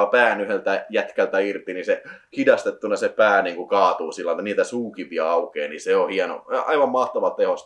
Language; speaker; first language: Finnish; native; Finnish